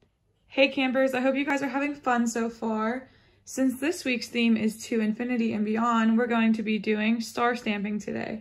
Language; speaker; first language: English; native; English